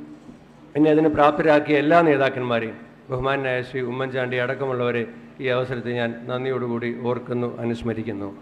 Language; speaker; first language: Malayalam; native; Malayalam